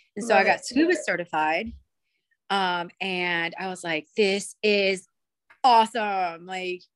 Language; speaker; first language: English; early bilingual, other home language; Spanish